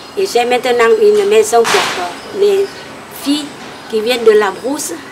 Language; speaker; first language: French; non-native, local second language; Vietnamese